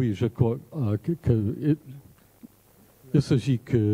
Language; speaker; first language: French; non-native, fluent; English